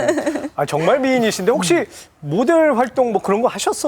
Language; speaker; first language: Korean; native; Korean